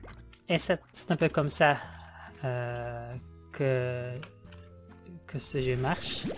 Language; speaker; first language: French; non-native, learner; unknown